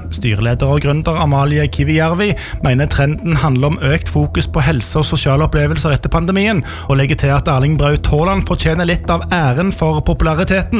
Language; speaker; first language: Norwegian; native; Norwegian